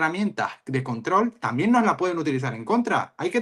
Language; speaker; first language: Spanish; native; Spanish